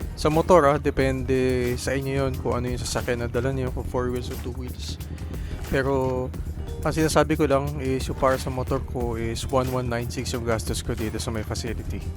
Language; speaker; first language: Filipino; native; Filipino